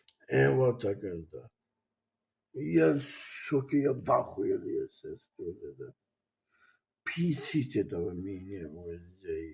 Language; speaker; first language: Russian; non-native, local second language; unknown